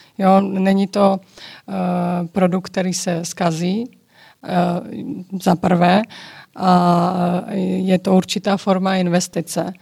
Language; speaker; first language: Czech; early bilingual, other home language; Georgian